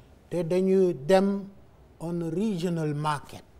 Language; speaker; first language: English; non-native, fluent; Wolof